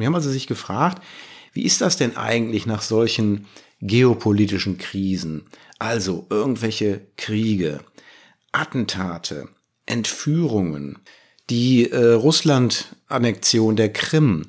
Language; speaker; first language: German; native; German